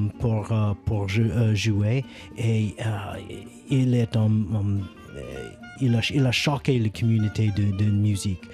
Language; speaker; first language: French; non-native, learner; English